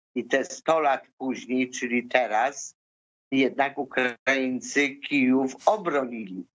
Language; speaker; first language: Polish; native; Polish